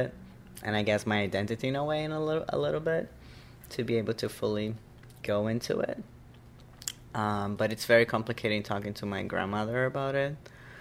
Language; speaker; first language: English; non-native, fluent; Portuguese